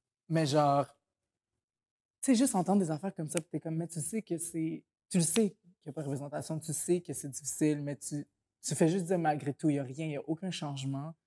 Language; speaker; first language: French; native; French